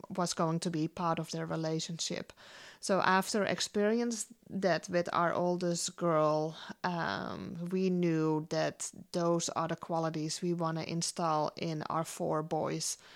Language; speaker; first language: English; non-native, fluent; Dutch